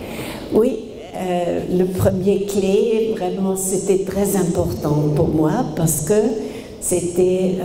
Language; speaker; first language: French; non-native, fluent; German